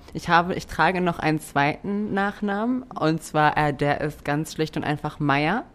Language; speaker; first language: German; native; German